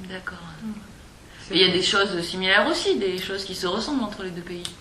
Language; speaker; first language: French; native; French